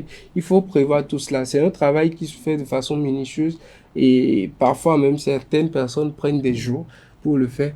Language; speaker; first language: French; non-native, local second language; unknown